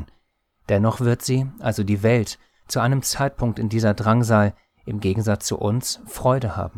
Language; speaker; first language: German; native; German